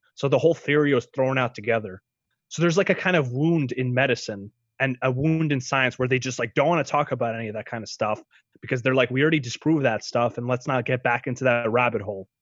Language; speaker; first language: English; early bilingual, other home language; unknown